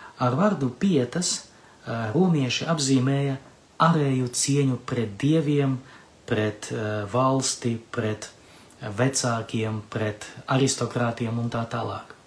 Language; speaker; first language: Latvian; non-native, local second language; Russian